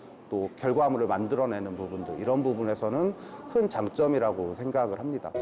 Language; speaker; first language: Korean; native; Korean